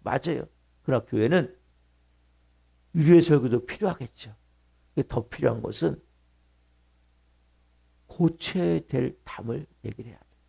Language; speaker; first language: Korean; native; Korean